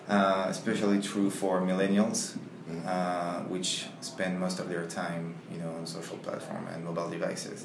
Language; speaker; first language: English; non-native, fluent; French